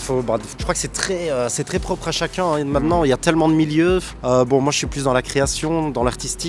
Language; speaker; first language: French; native; French